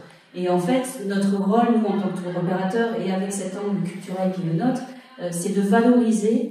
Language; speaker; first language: French; native; French